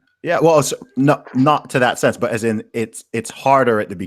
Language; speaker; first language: English; native; English